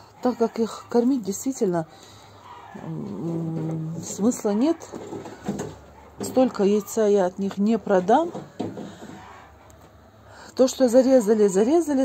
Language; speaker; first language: Russian; non-native, local second language; Ingush